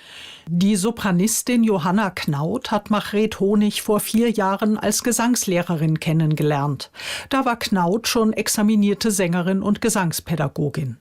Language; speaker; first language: German; native; German